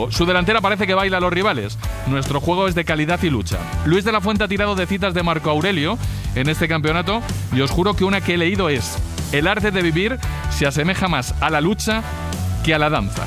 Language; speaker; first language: Spanish; native; Spanish